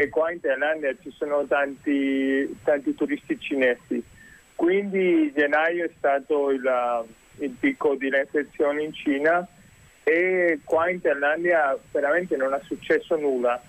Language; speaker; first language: Italian; non-native, fluent; Spanish